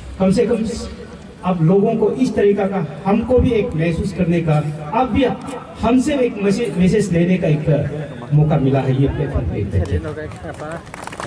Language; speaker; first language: Hindi; non-native, local second language; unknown